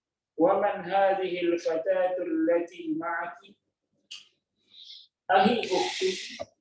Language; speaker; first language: Arabic; non-native, learner; Indonesian